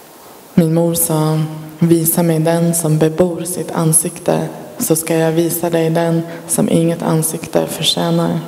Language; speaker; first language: Swedish; early bilingual, other home language; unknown